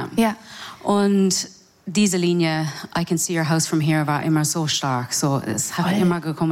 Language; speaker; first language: German; non-native, learner; English